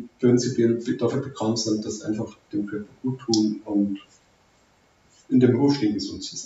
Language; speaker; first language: German; native; German